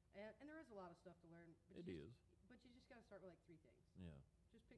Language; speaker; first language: English; native; English